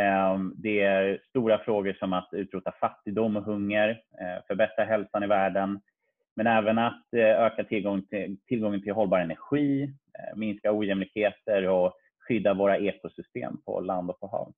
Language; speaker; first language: Swedish; native; Swedish